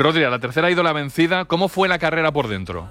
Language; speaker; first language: Spanish; native; Spanish